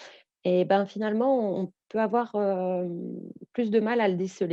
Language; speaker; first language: French; native; French